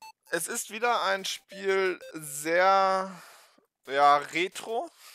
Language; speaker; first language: German; native; German